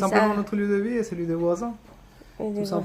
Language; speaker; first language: French; early bilingual, other home language; Spanish